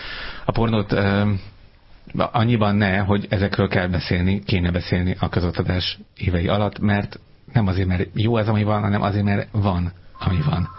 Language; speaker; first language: Hungarian; native; Hungarian